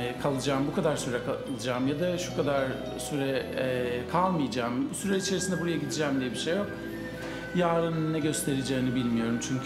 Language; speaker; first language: Turkish; native; Turkish